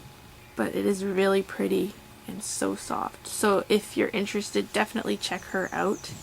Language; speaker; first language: English; native; English